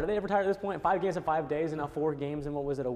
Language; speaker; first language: English; native; English